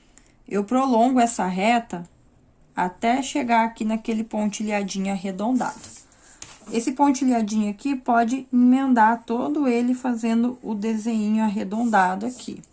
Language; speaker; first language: Portuguese; native; Portuguese